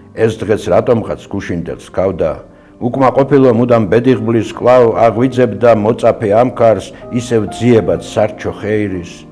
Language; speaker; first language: Georgian; native; Georgian